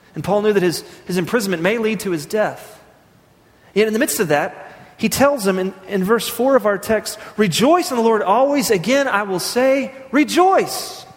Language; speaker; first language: English; native; English